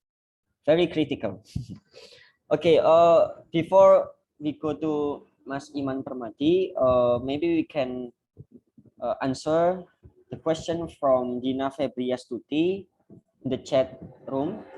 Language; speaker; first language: English; non-native, learner; Indonesian